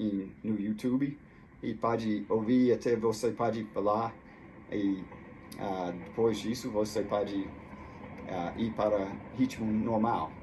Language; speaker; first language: Portuguese; non-native, fluent; English